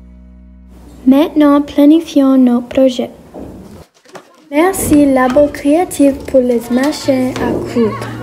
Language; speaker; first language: French; non-native, learner; English